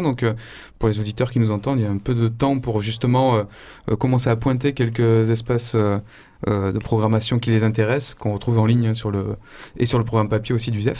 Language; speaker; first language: French; native; French